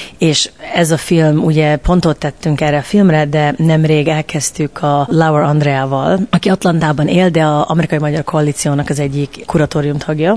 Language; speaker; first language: Hungarian; early bilingual, heritage; Hungarian